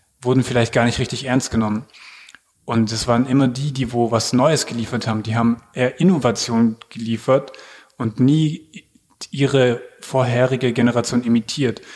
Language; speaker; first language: German; native; German